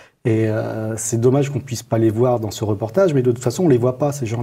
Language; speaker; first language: French; native; French